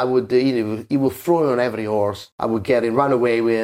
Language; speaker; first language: English; non-native, fluent; Italian